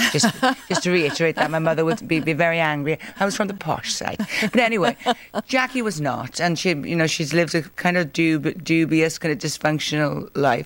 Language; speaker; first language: English; native; English